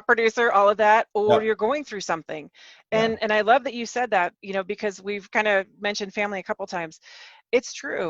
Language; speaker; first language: English; native; English